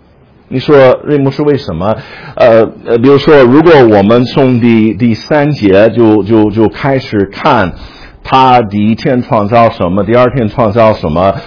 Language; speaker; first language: Chinese; non-native, fluent; English